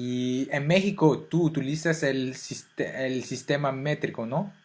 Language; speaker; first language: Spanish; non-native, fluent; French